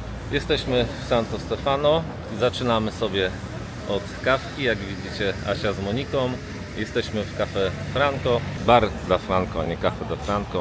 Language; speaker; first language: Polish; native; Polish